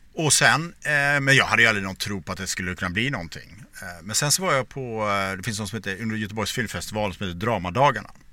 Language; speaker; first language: Swedish; native; Swedish